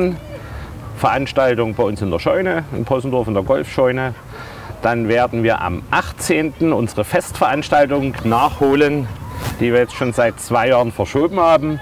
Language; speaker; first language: German; native; German